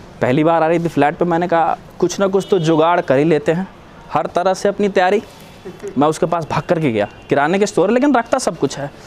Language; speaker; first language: Hindi; native; Hindi